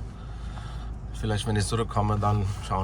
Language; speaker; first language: German; non-native, learner; Hindi